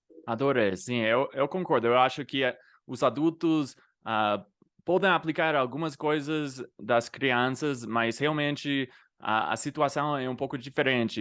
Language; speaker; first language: Portuguese; non-native, fluent; English